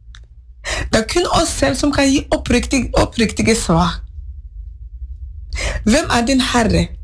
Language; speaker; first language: Norwegian; non-native, learner; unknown